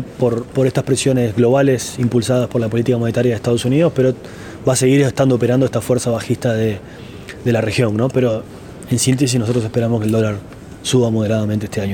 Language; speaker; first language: Spanish; native; Spanish